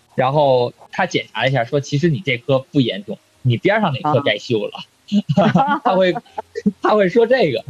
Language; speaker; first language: Chinese; native; Chinese